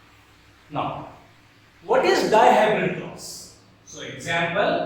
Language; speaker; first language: English; non-native, local second language; Hindi